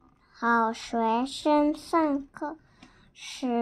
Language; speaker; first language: Chinese; non-native, learner; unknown